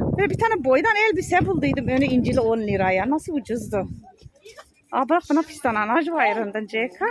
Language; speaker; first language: Turkish; early bilingual, heritage; Turkish